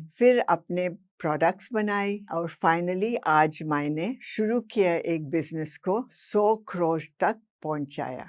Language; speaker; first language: Hindi; non-native, local second language; English